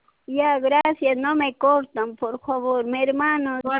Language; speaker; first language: Spanish; non-native, local second language; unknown